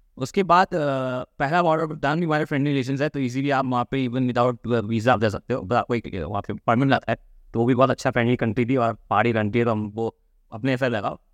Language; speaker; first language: Hindi; native; Hindi